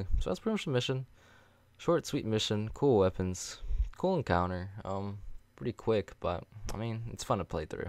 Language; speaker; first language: English; native; English